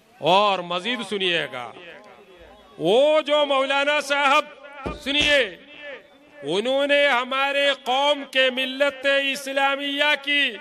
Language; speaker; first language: Hindi; non-native, local second language; Malayalam